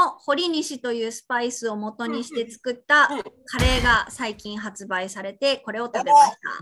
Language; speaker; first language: Japanese; native; Japanese